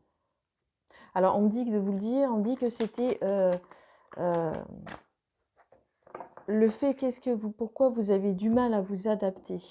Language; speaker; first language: French; native; French